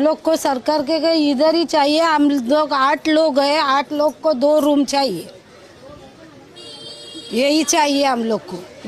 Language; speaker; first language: Hindi; non-native, local second language; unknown